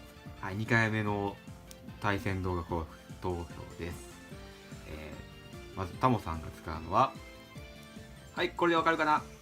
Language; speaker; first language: Japanese; native; Japanese